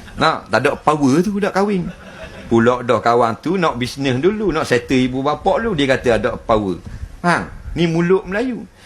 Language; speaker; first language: Malay; native; Malay